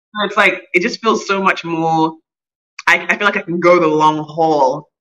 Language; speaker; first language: English; native; English